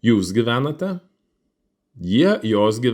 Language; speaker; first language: Lithuanian; non-native, fluent; Russian